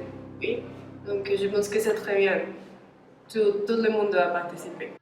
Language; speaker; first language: French; non-native, learner; Spanish